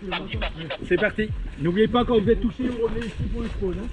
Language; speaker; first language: French; native; French